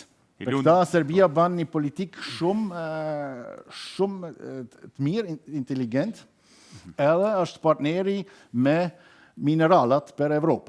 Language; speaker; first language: Albanian; non-native, learner; German